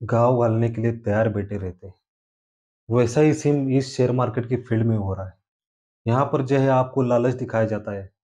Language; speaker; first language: Hindi; non-native, local second language; Marathi